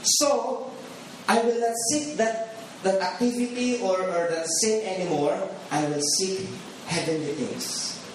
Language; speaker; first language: English; non-native, local second language; Filipino